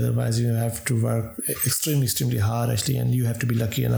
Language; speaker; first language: English; non-native, local second language; Urdu